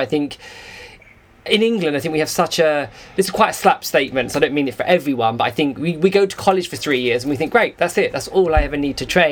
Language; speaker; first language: English; native; English